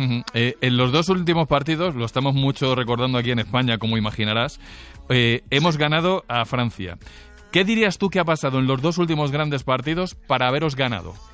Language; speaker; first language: Spanish; native; Spanish